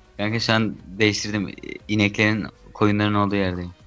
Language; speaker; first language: Turkish; native; Turkish